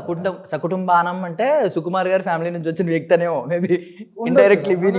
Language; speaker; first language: Telugu; native; Telugu